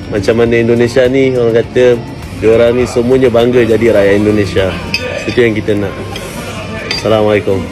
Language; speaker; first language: Malay; native; Malay